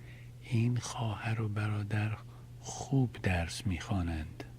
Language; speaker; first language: Persian; early bilingual, heritage; Persian